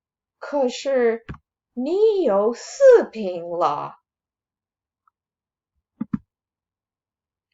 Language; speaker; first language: Chinese; non-native, fluent; English